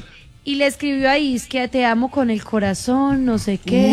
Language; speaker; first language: Spanish; native; Spanish